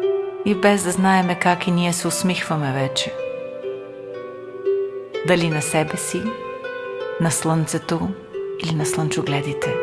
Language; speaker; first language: Bulgarian; native; Bulgarian